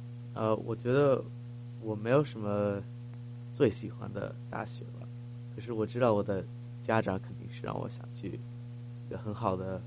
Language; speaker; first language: Chinese; early bilingual, heritage; Chinese